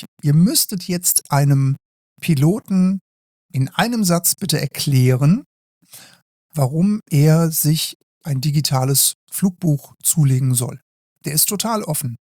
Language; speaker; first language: German; native; German